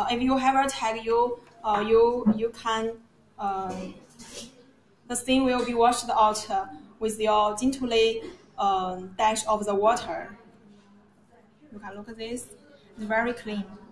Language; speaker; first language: English; non-native, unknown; Chinese